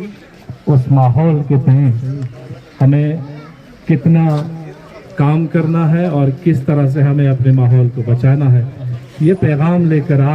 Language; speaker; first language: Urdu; non-native, local second language; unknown